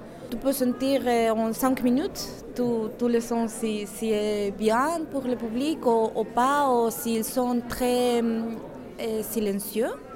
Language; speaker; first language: French; non-native, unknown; Spanish